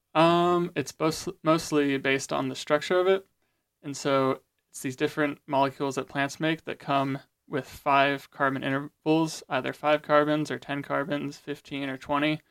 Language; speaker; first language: English; native; English